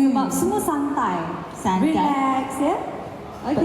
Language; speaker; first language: Malay; native; Malay